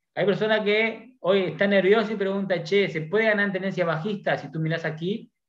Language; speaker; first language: Spanish; native; Spanish